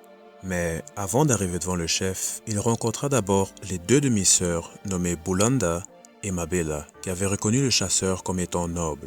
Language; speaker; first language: French; native; French